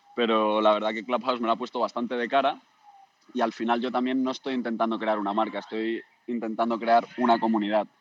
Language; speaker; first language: Spanish; native; Spanish